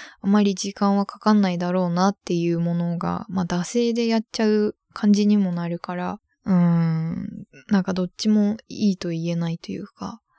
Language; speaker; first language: Japanese; native; Japanese